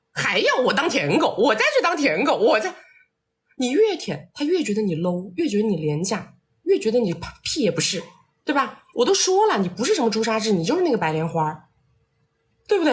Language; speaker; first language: Chinese; native; Chinese